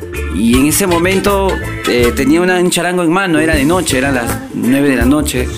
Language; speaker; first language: Spanish; native; Spanish